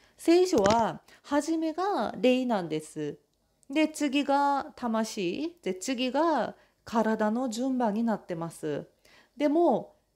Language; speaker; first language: Japanese; non-native, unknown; Korean